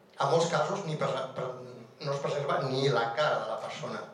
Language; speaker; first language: Spanish; non-native, local second language; Catalan